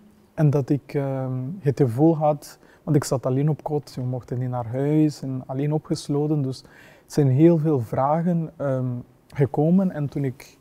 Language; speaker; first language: Dutch; non-native, fluent; Kinyarwanda